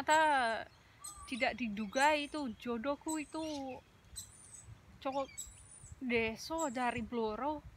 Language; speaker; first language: Indonesian; non-native, fluent; English